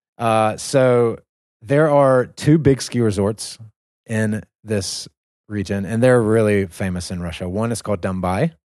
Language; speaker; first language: English; native; English